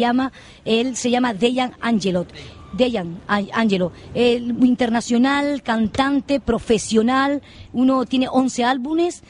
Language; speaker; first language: Spanish; native; Spanish